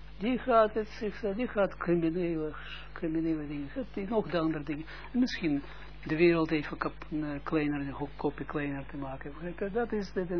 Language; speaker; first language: Dutch; non-native, fluent; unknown